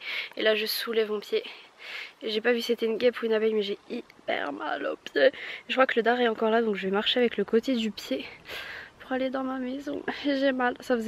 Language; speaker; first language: French; native; French